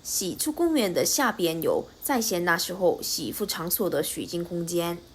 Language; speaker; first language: Chinese; non-native, learner; Korean